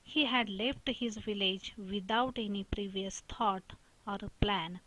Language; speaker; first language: English; non-native, local second language; Marathi